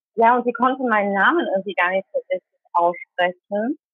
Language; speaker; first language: German; early bilingual, other home language; Tamil